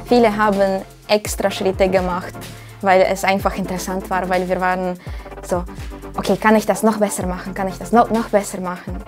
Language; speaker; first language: German; non-native, fluent; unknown